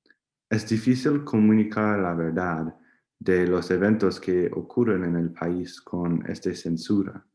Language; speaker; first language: Spanish; non-native, learner; English